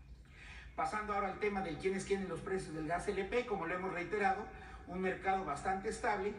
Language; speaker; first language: Spanish; native; Spanish